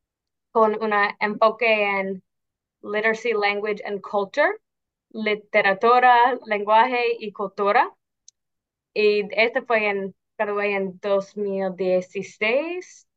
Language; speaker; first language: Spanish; non-native, fluent; English